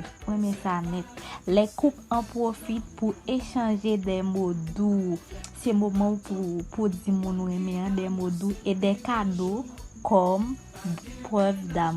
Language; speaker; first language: French; non-native, local second language; Haitian Creole